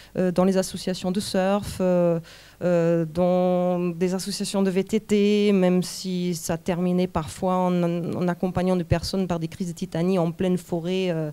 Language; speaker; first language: French; non-native, fluent; German